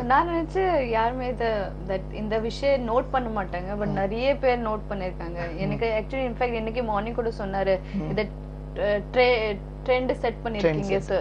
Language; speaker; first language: Tamil; non-native, local second language; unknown